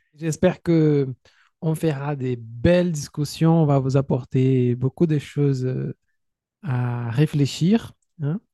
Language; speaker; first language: French; non-native, fluent; Portuguese